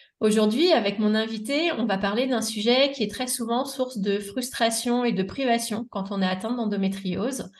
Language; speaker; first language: French; native; French